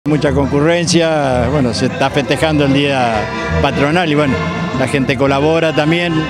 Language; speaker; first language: Spanish; native; Spanish